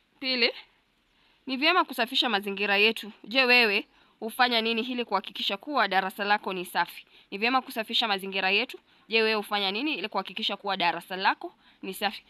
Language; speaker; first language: Swahili; non-native, local second language; Gusii